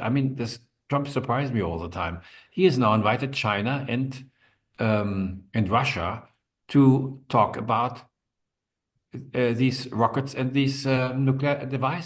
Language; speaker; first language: English; non-native, fluent; German